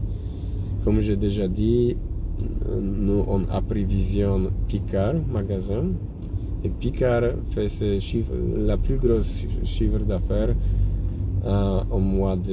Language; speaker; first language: French; non-native, learner; Polish